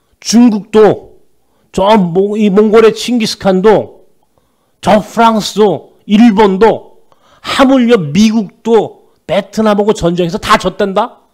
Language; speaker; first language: Korean; native; Korean